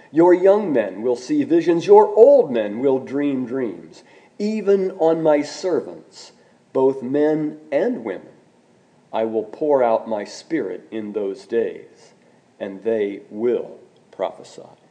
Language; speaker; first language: English; native; English